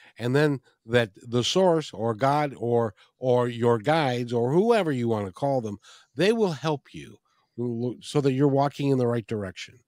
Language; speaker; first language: English; native; English